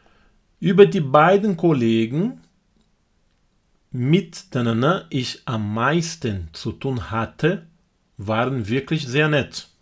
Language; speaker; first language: German; non-native, fluent; Portuguese